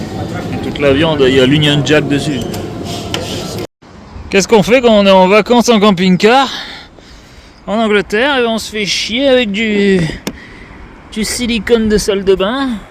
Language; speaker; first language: French; native; French